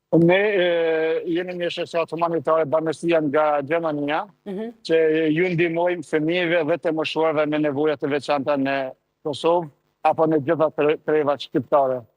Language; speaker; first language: Albanian; early bilingual, heritage; Albanian